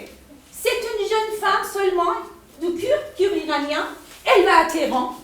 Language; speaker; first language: French; non-native, learner; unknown